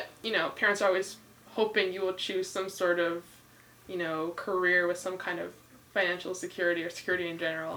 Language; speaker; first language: English; native; English